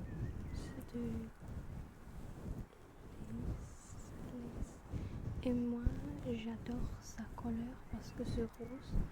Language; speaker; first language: French; non-native, learner; German